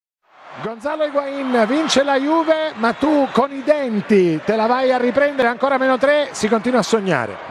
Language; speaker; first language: Italian; native; Italian